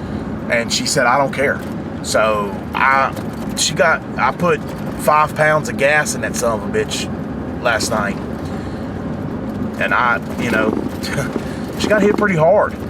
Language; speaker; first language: English; native; English